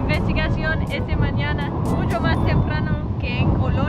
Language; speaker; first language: Spanish; non-native, learner; English